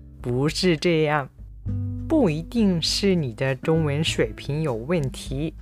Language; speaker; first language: Chinese; non-native, fluent; Japanese